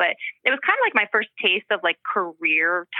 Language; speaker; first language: English; native; English